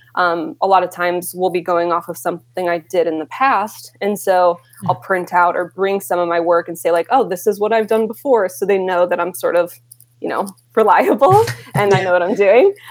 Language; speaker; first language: English; native; English